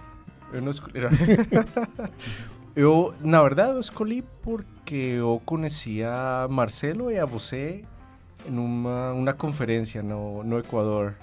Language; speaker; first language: Portuguese; non-native, fluent; Spanish